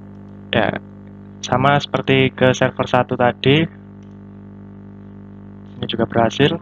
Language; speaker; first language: Indonesian; native; Indonesian